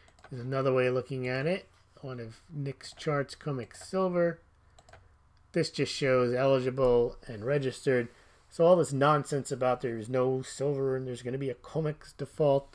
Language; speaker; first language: English; native; English